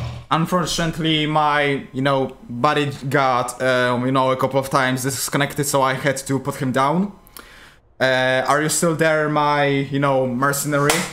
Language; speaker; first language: English; non-native, fluent; Polish